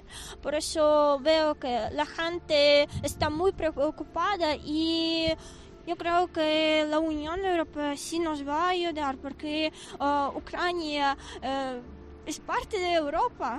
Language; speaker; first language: Spanish; non-native, fluent; Ukrainian